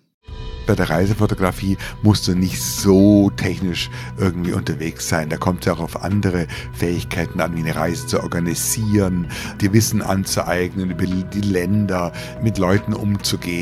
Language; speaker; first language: German; native; German